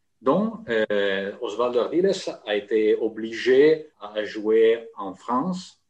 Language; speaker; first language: French; non-native, fluent; Italian